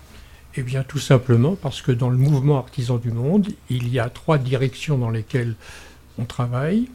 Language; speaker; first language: French; native; French